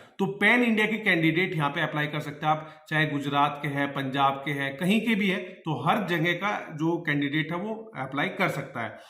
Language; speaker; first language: Hindi; native; Hindi